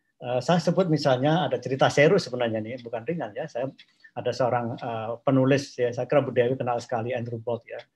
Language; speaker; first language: Indonesian; non-native, local second language; Javanese